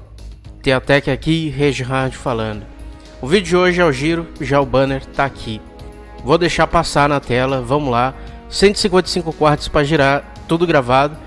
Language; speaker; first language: Portuguese; native; Portuguese